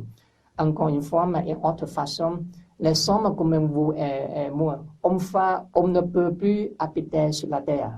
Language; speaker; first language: French; non-native, learner; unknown